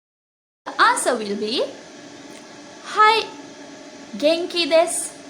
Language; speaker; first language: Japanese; non-native, learner; Sinhala